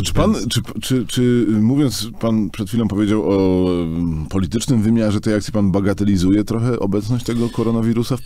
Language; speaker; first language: Polish; native; Polish